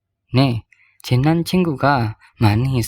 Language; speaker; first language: Korean; non-native, fluent; Indonesian